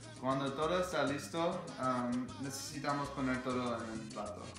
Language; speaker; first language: Spanish; non-native, learner; English